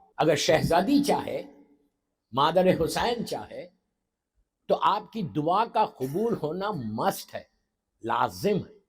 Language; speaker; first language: Urdu; native; Urdu